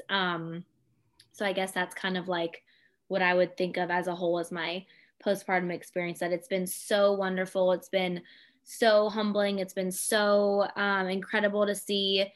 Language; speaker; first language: English; native; English